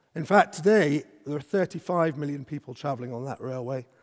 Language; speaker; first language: English; native; English